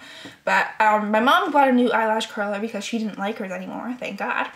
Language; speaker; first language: English; native; English